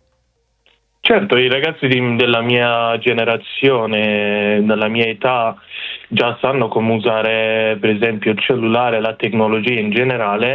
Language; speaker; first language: Italian; non-native, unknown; Persian